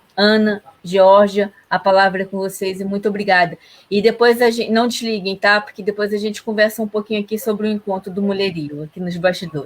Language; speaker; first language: Portuguese; native; Portuguese